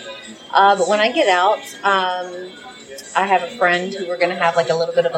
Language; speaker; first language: English; native; English